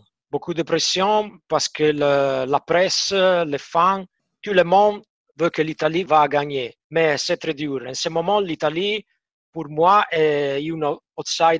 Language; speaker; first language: French; non-native, fluent; Italian